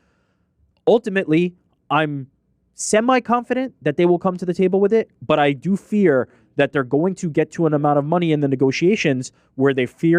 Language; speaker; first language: English; native; English